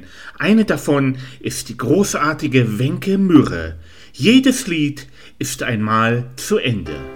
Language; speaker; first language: German; native; German